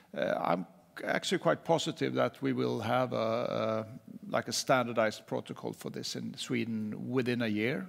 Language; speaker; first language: English; non-native, fluent; Swedish